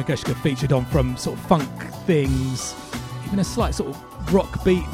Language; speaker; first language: English; native; English